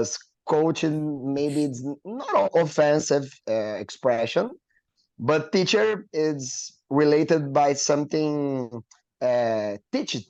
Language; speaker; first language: English; non-native, learner; Portuguese